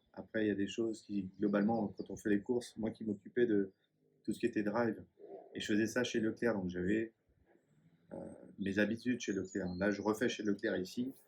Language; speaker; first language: French; native; French